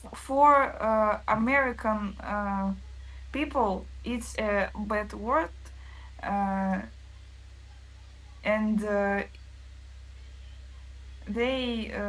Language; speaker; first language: English; non-native, learner; Russian